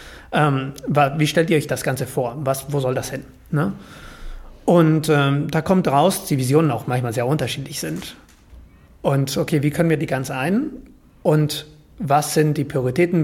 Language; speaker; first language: German; non-native, fluent; Spanish